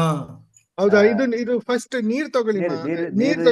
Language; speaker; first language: Kannada; non-native, learner; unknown